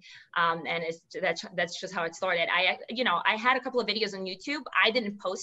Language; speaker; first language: English; non-native, fluent; Serbian